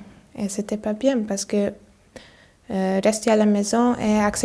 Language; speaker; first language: French; non-native, learner; Hungarian